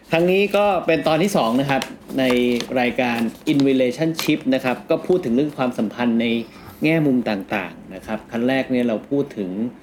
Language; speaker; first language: Thai; native; Thai